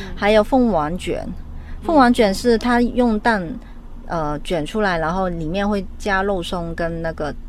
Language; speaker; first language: Chinese; non-native, local second language; Cantonese